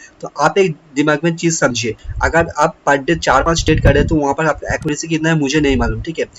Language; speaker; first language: Hindi; non-native, local second language; Bangla